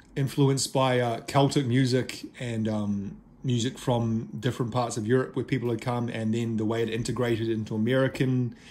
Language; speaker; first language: English; native; English